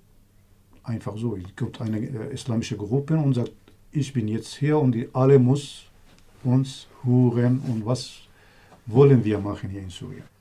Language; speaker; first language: German; non-native, learner; Kurdish